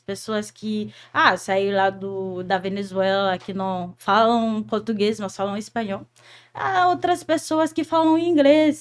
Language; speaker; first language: Portuguese; non-native, fluent; Haitian Creole